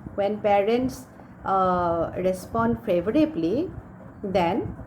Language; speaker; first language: English; non-native, local second language; Assamese